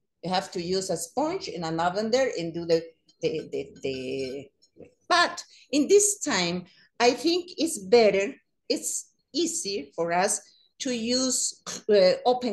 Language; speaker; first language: English; non-native, learner; Spanish